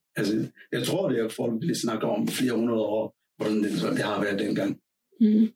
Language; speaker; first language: Danish; non-native, fluent; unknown